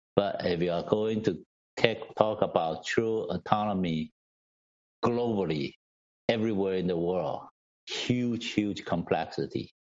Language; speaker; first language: English; non-native, fluent; Chinese